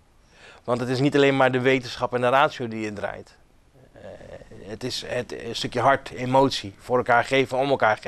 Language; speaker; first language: Dutch; native; Dutch